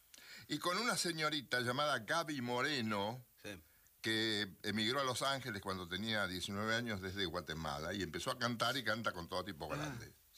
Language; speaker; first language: Spanish; native; Spanish